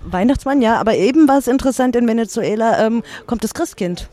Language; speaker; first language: German; native; German